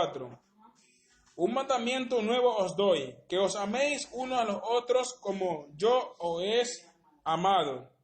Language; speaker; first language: Spanish; native; Spanish